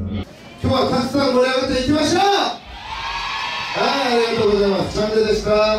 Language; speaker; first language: Japanese; non-native, learner; Korean